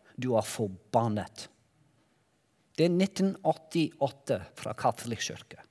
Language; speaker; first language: Norwegian; non-native, learner; Welsh